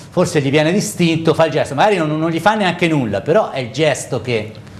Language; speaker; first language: Italian; native; Italian